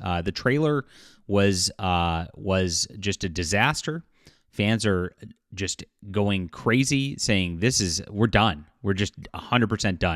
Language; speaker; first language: English; native; English